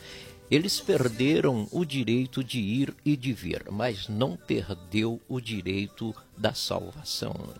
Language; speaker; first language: Portuguese; native; Portuguese